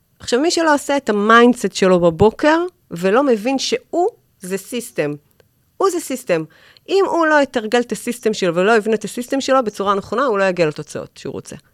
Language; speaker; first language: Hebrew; native; Hebrew